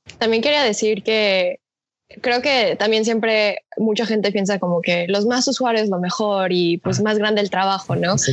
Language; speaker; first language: Spanish; early bilingual, other home language; Korean